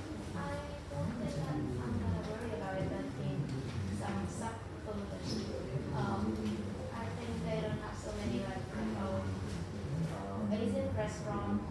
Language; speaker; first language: English; non-native, learner; Vietnamese